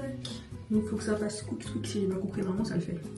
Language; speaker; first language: French; native; French